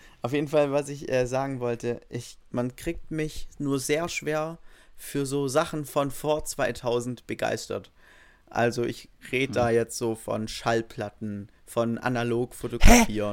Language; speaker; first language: German; native; German